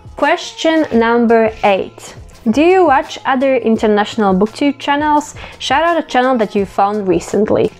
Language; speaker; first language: English; non-native, fluent; Latvian